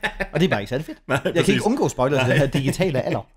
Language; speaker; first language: Danish; native; Danish